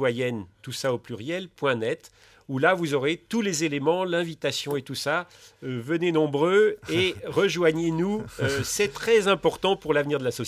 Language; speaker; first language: French; native; French